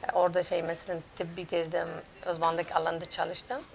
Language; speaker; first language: Turkish; non-native, fluent; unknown